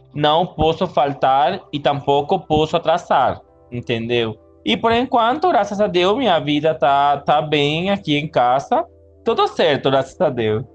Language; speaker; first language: Portuguese; non-native, learner; Spanish